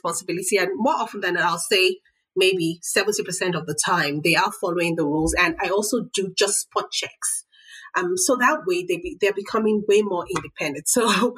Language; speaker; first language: English; non-native, local second language; Yoruba